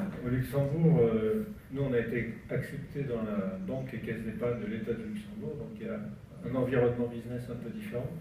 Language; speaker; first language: French; native; French